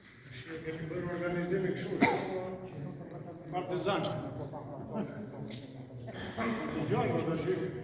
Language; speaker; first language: Albanian; native; Albanian